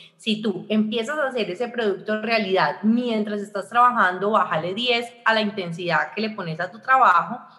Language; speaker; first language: Spanish; native; Spanish